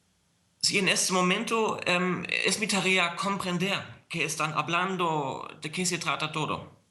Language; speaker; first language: Spanish; non-native, fluent; German